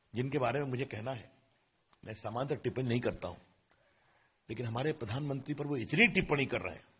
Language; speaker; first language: Hindi; native; Hindi